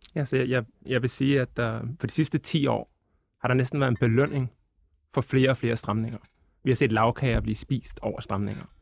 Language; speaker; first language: Danish; native; Danish